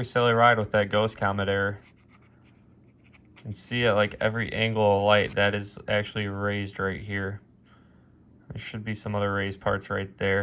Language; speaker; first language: English; native; English